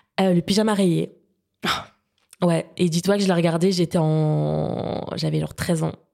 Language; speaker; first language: French; native; French